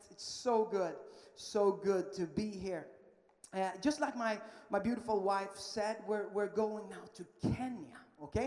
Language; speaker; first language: English; non-native, fluent; Swedish